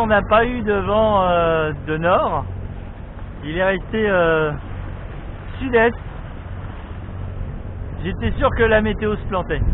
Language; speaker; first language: French; native; French